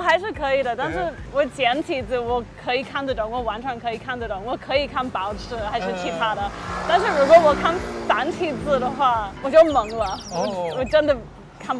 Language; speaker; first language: Chinese; non-native, fluent; English